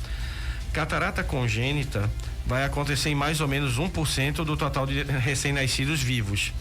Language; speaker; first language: Portuguese; native; Portuguese